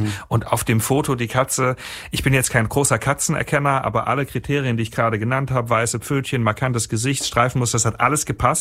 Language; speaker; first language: German; native; German